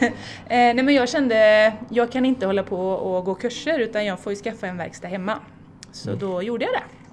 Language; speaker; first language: Swedish; native; Swedish